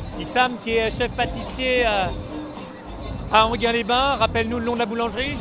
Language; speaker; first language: French; native; French